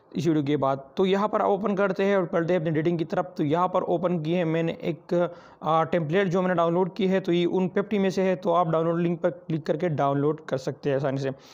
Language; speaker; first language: Urdu; non-native, local second language; Pashto